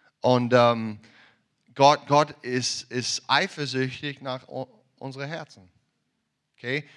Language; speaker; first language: German; non-native, learner; English